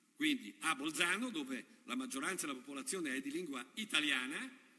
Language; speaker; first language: Italian; native; Italian